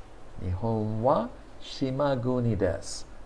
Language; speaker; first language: Japanese; non-native, fluent; English